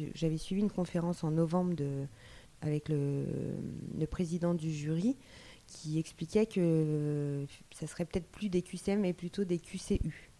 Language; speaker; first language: French; native; French